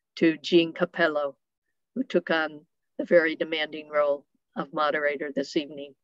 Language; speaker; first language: English; native; English